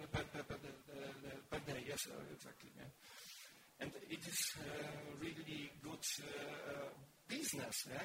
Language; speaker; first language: English; non-native, learner; Polish